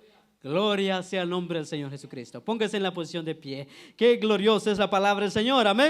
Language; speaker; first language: Spanish; native; Spanish